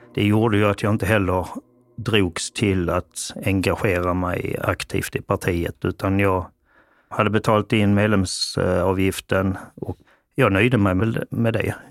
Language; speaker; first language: Swedish; native; Swedish